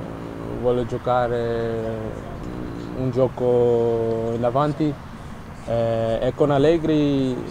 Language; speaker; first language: Italian; non-native, learner; Dutch